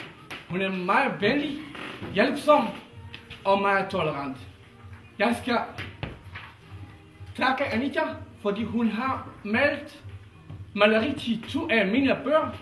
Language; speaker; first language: Danish; non-native, fluent; Kurdish